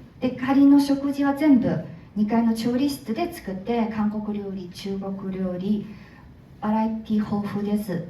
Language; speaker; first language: Japanese; non-native, fluent; Korean